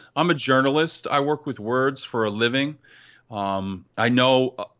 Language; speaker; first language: English; native; English